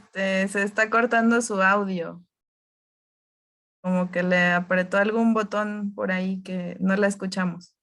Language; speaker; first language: Spanish; native; Spanish